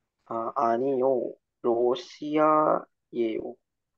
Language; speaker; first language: Korean; non-native, learner; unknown